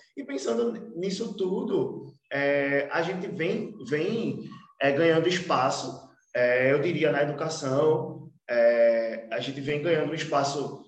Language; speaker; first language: Portuguese; native; Portuguese